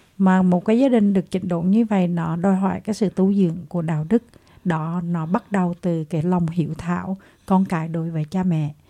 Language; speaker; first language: Vietnamese; native; Vietnamese